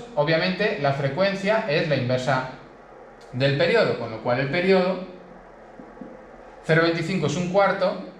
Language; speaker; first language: Spanish; native; Spanish